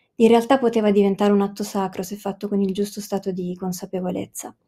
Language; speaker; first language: Italian; native; Italian